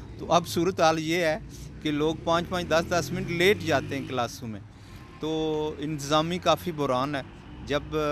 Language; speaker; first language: Urdu; non-native, local second language; Pahari-Potwari